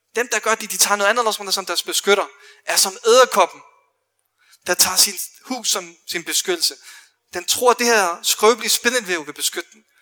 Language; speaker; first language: Danish; early bilingual, other home language; Arabic